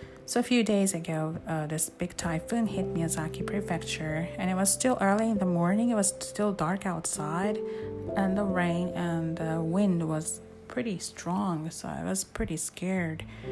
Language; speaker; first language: English; non-native, fluent; Japanese